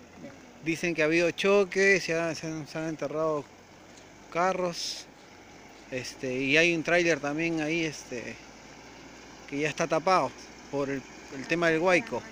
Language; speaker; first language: Spanish; native; Spanish